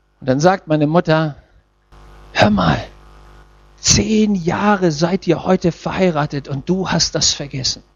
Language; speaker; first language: German; native; German